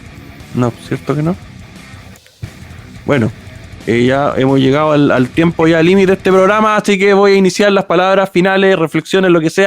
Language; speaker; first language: Spanish; native; Spanish